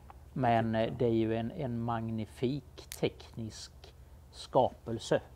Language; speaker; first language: Swedish; native; Swedish